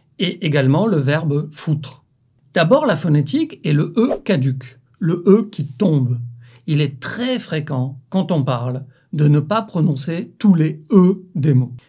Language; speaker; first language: French; native; French